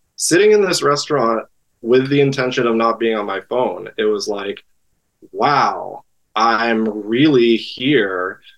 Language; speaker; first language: English; native; English